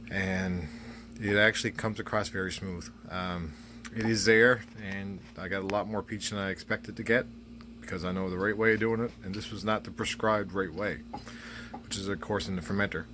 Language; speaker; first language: English; native; English